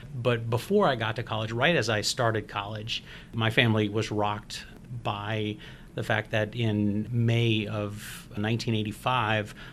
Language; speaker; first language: English; native; English